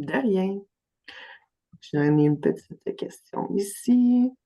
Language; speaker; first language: French; native; French